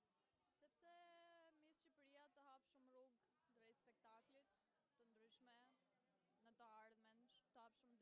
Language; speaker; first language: Albanian; early bilingual, heritage; Albanian